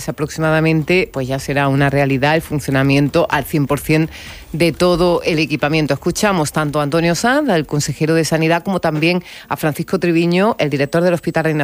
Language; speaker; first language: Spanish; native; Spanish